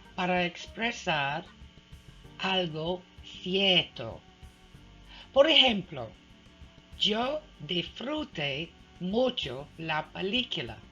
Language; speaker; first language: Spanish; non-native, fluent; English